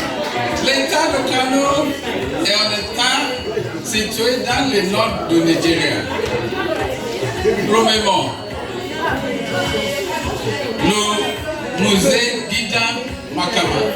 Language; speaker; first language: French; non-native, learner; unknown